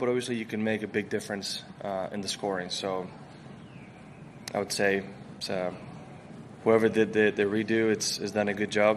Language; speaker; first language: English; non-native, fluent; Spanish